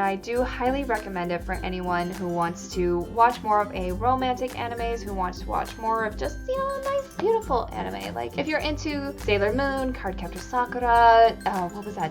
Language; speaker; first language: English; native; English